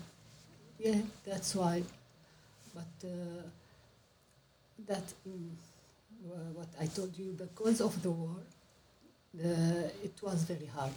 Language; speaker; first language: English; non-native, learner; Arabic